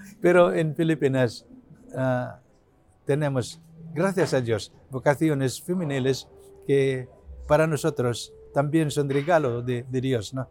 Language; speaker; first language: Spanish; non-native, learner; Cebuano